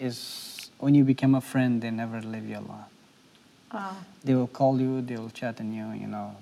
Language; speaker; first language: English; non-native, learner; Persian